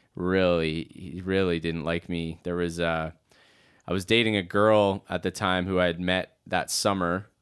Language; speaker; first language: English; native; English